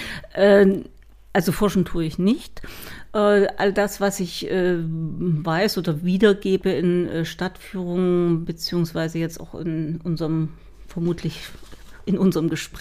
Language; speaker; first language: German; native; German